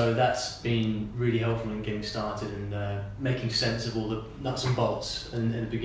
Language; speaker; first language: English; native; English